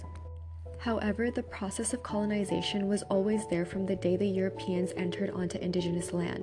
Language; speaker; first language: English; native; English